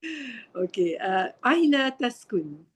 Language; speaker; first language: Arabic; non-native, learner; Malay